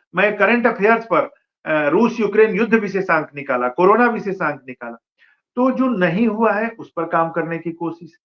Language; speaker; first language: Hindi; non-native, local second language; Bhojpuri